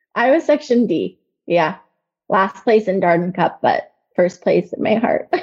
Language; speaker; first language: English; native; English